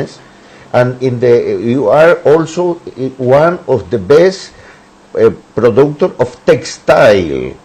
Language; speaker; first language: English; non-native, learner; Spanish